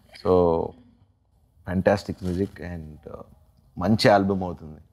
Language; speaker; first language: Telugu; native; Telugu